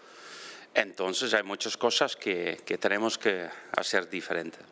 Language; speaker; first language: Spanish; non-native, fluent; Dutch